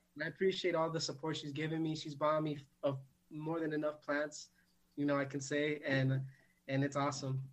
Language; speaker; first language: English; native; English